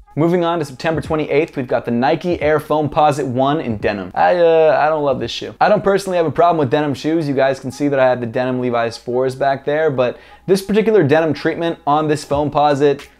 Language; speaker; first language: English; native; English